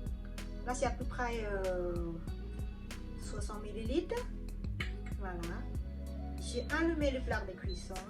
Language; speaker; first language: French; non-native, learner; Thai